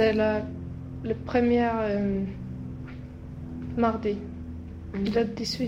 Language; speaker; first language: French; non-native, learner; Swedish